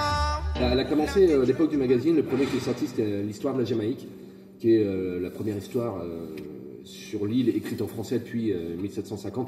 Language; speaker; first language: French; native; French